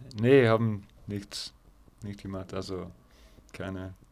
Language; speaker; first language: German; non-native, fluent; Icelandic